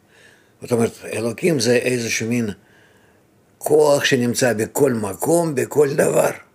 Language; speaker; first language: Hebrew; non-native, fluent; Russian